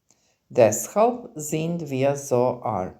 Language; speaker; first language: German; non-native, fluent; Serbian